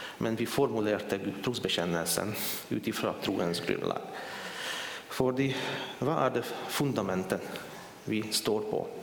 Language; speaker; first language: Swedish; non-native, fluent; Hungarian